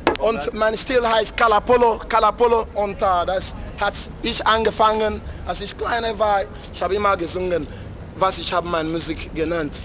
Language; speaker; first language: German; non-native, learner; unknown